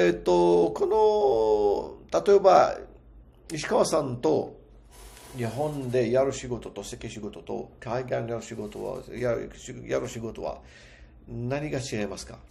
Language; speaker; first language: Japanese; non-native, fluent; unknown